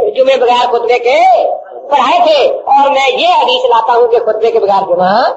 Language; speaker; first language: Urdu; native; Urdu